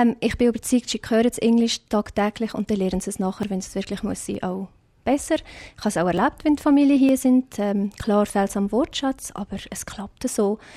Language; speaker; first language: German; non-native, fluent; Afrikaans